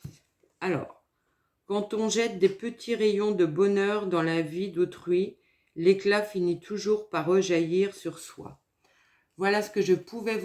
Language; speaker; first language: French; native; French